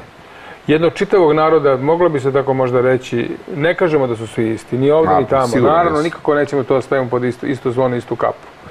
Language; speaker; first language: Croatian; native; Croatian